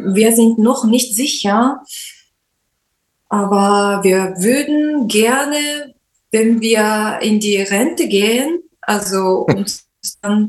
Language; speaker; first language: German; non-native, learner; Japanese